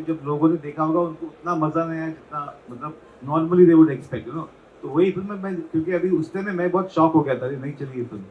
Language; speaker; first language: Hindi; non-native, local second language; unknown